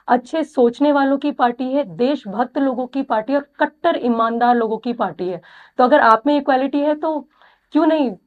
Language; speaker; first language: Hindi; native; Hindi